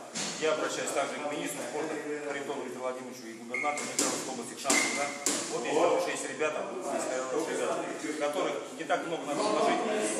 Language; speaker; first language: Russian; native; Russian